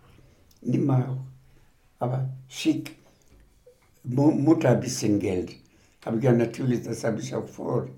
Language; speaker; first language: German; non-native, fluent; Bangla